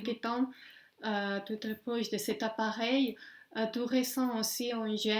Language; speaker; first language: French; non-native, fluent; Spanish